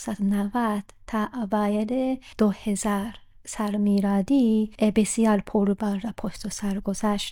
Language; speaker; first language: Persian; non-native, fluent; Japanese